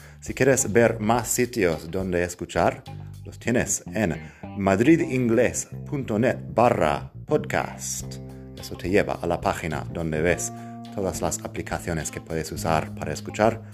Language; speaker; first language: Spanish; non-native, fluent; English